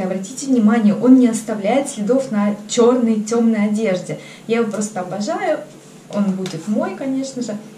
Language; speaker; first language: Russian; native; Russian